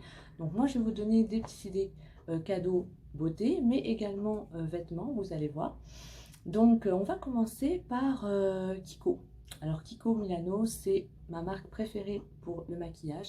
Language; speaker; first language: French; native; French